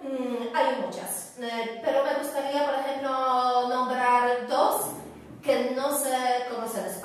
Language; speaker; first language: Spanish; non-native, fluent; Polish